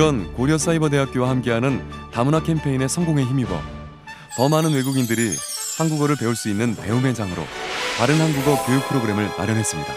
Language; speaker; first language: Korean; native; Korean